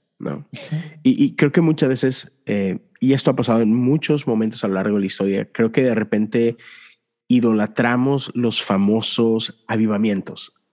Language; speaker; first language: Spanish; native; Spanish